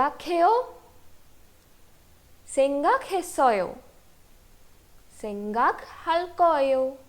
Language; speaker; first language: Korean; non-native, fluent; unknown